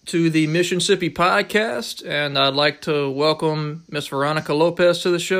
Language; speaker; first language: English; native; English